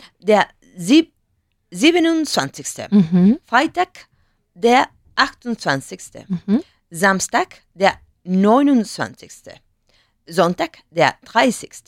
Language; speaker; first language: German; non-native, learner; Spanish